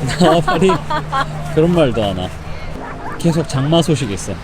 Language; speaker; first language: Korean; native; Korean